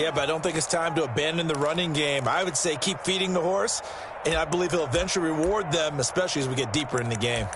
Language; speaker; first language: English; native; English